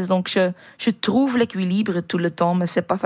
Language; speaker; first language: French; non-native, learner; Dutch